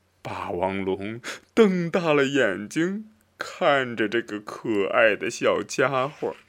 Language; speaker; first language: Chinese; native; Chinese